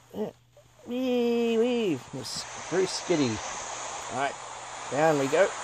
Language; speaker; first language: English; native; English